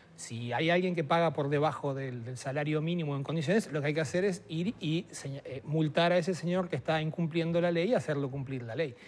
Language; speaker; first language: Spanish; native; Spanish